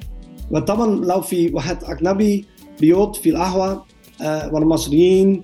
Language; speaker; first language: Arabic; non-native, learner; Dutch